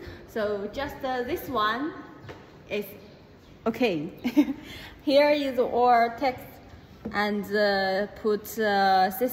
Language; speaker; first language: English; non-native, learner; Chinese